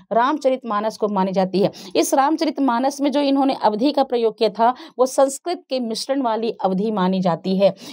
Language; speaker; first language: Hindi; native; Hindi